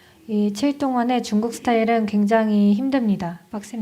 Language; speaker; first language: Korean; native; Korean